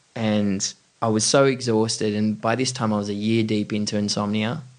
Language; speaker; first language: English; native; English